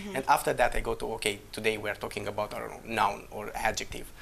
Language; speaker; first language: English; non-native, fluent; Romanian